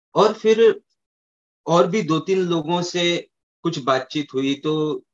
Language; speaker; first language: Hindi; native; Hindi